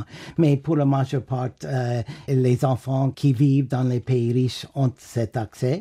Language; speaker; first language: French; non-native, fluent; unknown